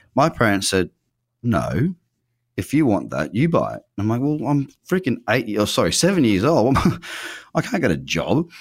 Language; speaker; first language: English; native; English